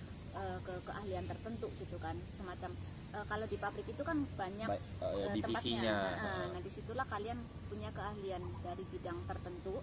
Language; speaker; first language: Indonesian; native; Indonesian